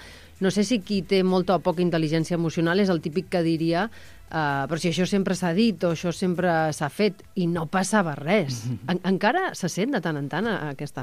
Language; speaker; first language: Catalan; native; Catalan